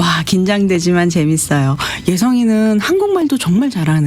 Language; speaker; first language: Korean; native; Korean